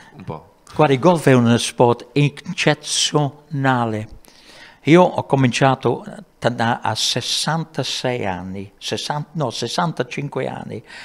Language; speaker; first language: Italian; non-native, fluent; English